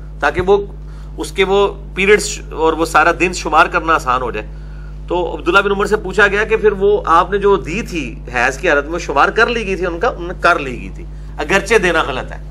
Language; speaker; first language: Urdu; non-native, local second language; Punjabi